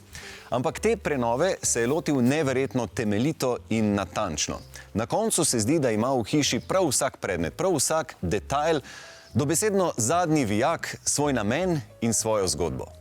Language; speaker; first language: Slovenian; native; Slovenian